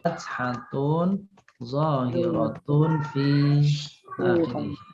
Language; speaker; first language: Arabic; non-native, fluent; Indonesian